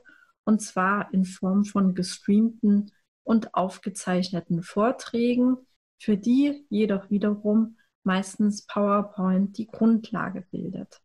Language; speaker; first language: German; native; German